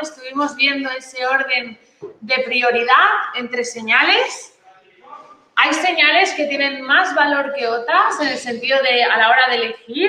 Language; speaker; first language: Spanish; native; Spanish